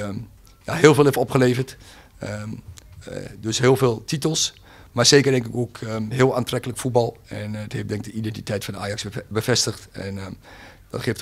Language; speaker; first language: Dutch; native; Dutch